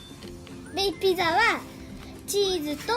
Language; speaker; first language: Japanese; early bilingual, heritage; Japanese